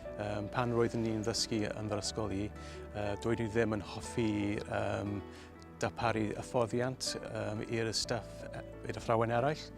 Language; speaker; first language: Welsh; non-native, learner; English